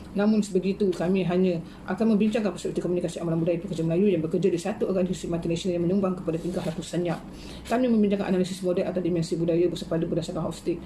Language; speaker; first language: Malay; native; Malay